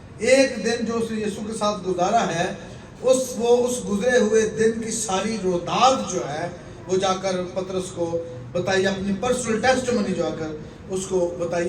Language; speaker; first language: Urdu; native; Urdu